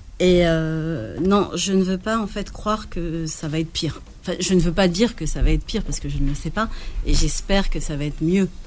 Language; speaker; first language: French; early bilingual, other home language; Arabic